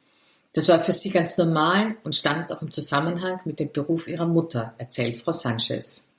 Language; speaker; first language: German; native; German